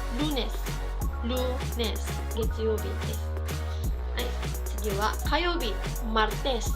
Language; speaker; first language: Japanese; non-native, fluent; Cebuano